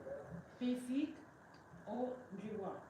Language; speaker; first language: French; non-native, learner; Spanish